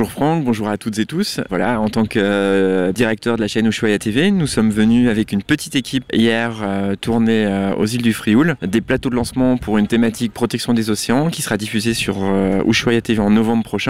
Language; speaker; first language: French; native; French